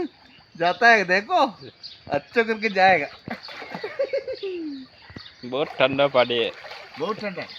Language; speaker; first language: Hindi; non-native, local second language; Malayalam